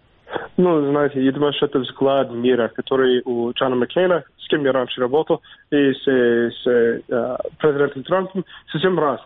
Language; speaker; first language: Russian; non-native, fluent; English